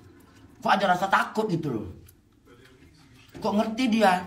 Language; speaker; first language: Indonesian; native; Indonesian